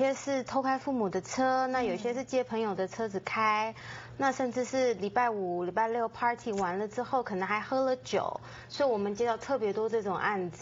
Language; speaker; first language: Chinese; native; Chinese